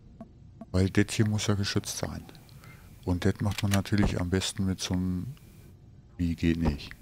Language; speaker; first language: German; native; German